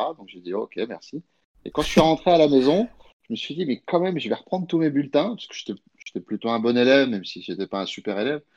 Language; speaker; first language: French; early bilingual, other home language; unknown